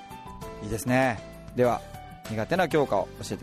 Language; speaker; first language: Japanese; native; Japanese